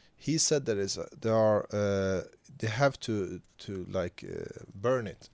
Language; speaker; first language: English; non-native, fluent; Swedish